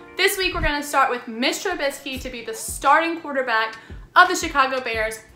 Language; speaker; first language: English; native; English